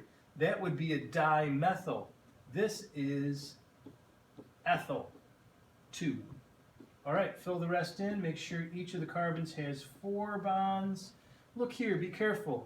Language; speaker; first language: English; native; English